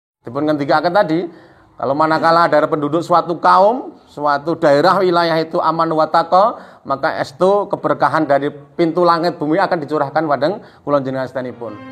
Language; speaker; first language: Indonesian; non-native, local second language; Javanese